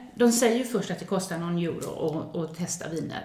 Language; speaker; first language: Swedish; native; Swedish